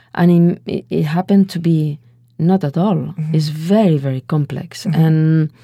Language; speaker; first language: English; non-native, fluent; Spanish